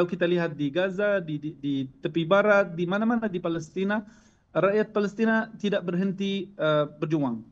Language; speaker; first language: Indonesian; non-native, fluent; Arabic